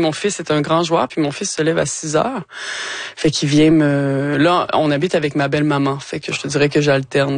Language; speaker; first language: French; native; French